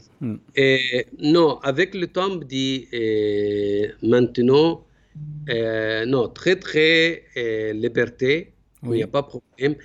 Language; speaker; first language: French; non-native, learner; Arabic